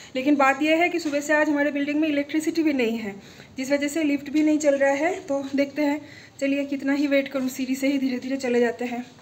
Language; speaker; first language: Hindi; non-native, local second language; Bangla